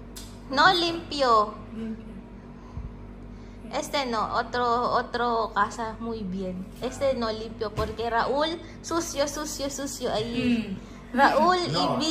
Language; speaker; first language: Spanish; non-native, learner; Filipino